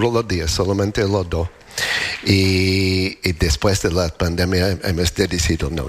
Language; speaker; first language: Spanish; non-native, learner; English